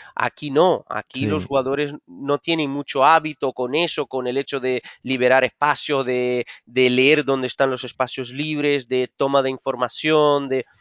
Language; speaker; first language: Spanish; non-native, fluent; Portuguese